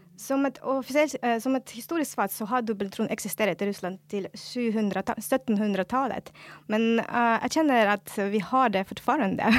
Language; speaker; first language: Norwegian; non-native, fluent; Russian